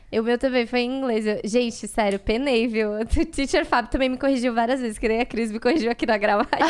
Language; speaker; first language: Portuguese; native; Portuguese